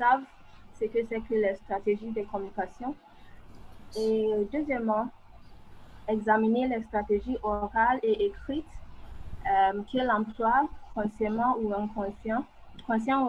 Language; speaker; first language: French; non-native, fluent; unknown